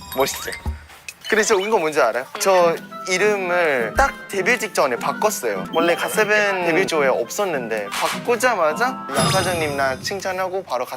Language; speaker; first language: Korean; non-native, fluent; Thai